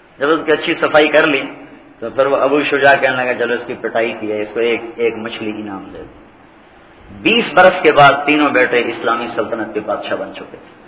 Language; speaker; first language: Urdu; non-native, local second language; Punjabi